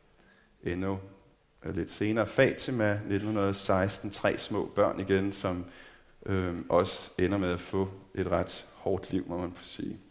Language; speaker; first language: Danish; native; Danish